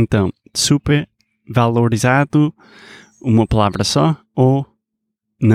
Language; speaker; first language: Portuguese; non-native, fluent; English